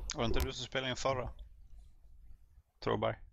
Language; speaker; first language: Swedish; native; Swedish